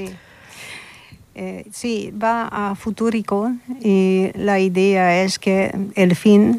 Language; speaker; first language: Spanish; non-native, learner; Hungarian